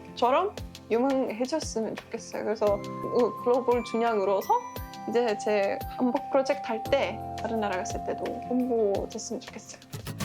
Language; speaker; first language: Korean; non-native, learner; Estonian